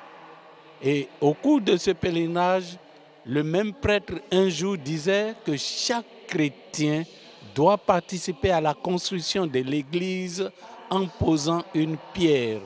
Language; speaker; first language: French; non-native, local second language; Fon